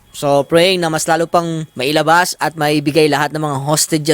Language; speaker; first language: Filipino; native; Filipino